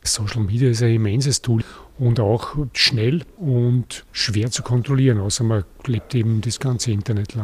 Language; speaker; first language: German; native; German